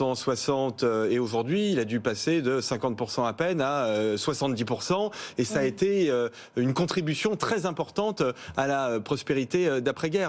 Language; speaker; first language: French; native; French